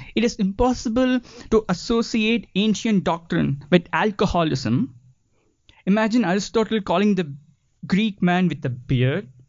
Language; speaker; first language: English; non-native, local second language; Tamil